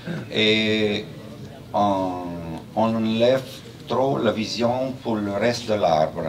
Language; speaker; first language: French; non-native, fluent; Italian